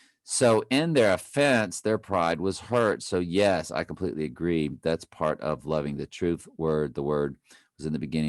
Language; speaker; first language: English; native; English